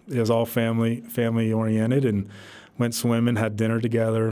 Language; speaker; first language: English; native; English